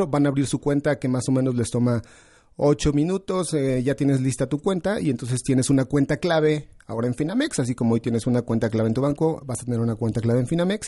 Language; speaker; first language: Spanish; native; Spanish